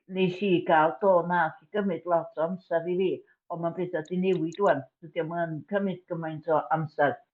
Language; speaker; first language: Welsh; native; Welsh